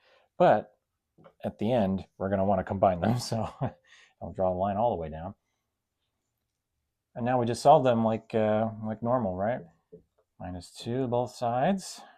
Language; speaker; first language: English; native; English